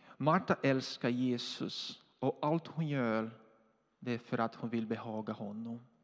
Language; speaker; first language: Swedish; non-native, fluent; Portuguese